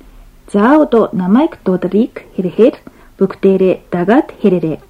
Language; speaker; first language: Mongolian; non-native, fluent; Japanese